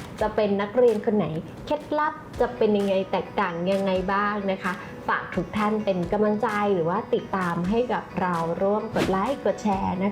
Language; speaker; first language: Thai; native; Thai